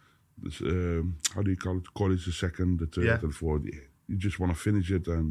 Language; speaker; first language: English; non-native, fluent; Dutch